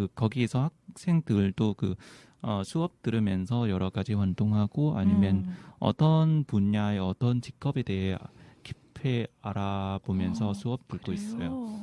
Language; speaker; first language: Korean; non-native, fluent; Vietnamese